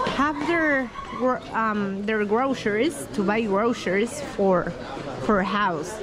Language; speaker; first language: English; non-native, fluent; Spanish